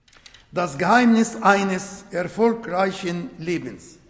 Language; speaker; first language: German; non-native, fluent; Arabic